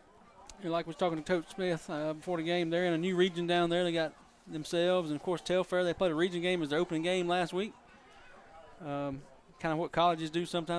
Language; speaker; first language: English; native; English